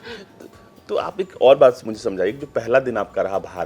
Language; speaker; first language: Hindi; native; Hindi